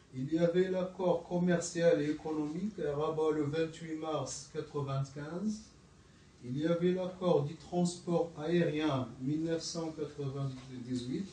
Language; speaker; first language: French; non-native, local second language; Arabic